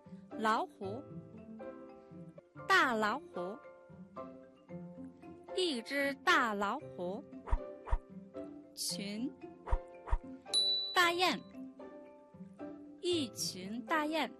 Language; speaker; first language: Chinese; non-native, fluent; Mongolian